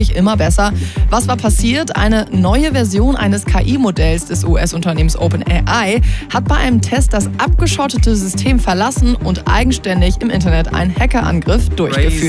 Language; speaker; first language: German; native; German